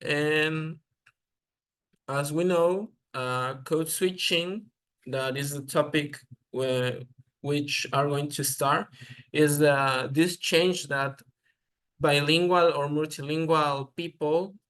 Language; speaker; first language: English; non-native, learner; Spanish